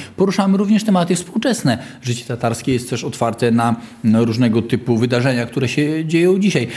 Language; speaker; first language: Polish; native; Polish